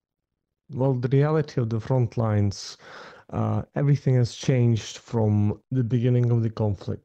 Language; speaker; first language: English; non-native, fluent; Ukrainian